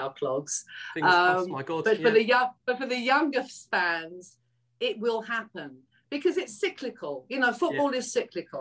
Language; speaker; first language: English; native; English